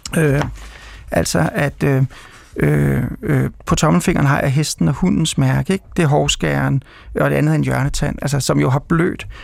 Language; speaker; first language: Danish; native; Danish